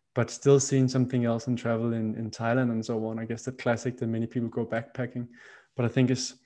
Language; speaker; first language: English; non-native, fluent; Danish